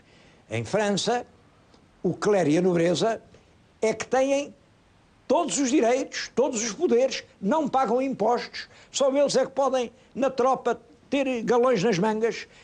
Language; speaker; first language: Portuguese; native; Portuguese